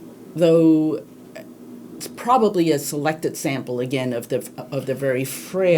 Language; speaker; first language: English; native; English